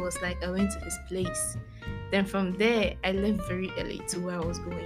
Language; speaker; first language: English; non-native, local second language; Akan